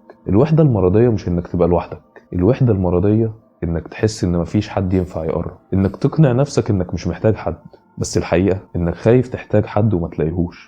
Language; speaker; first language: Arabic; native; Arabic